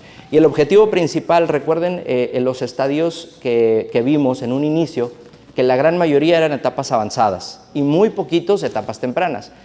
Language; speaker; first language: Spanish; native; Spanish